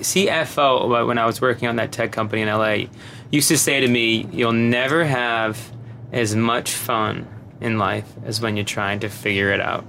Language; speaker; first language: English; native; English